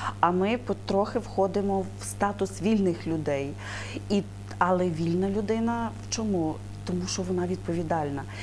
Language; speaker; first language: Ukrainian; native; Ukrainian